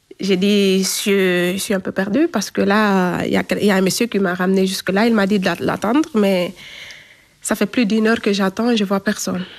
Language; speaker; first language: French; non-native, local second language; Fula